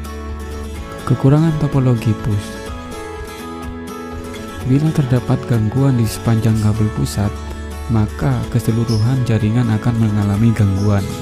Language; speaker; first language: Indonesian; native; Indonesian